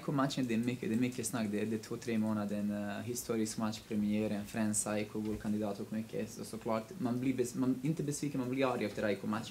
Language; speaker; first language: Swedish; non-native, local second language; Kurdish